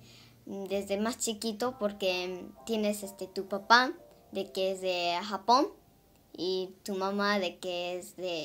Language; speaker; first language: Spanish; early bilingual, heritage; Spanish